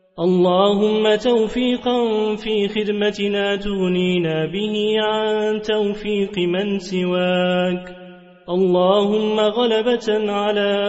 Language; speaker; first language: Arabic; non-native, fluent; Turkish